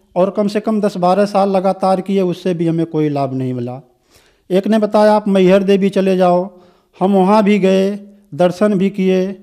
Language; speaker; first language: Hindi; native; Hindi